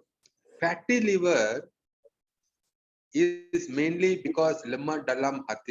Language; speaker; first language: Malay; non-native, local second language; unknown